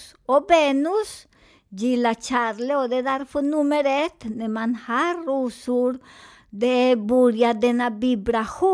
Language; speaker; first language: Swedish; non-native, fluent; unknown